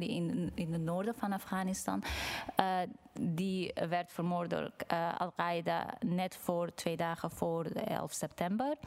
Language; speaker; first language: Dutch; non-native, fluent; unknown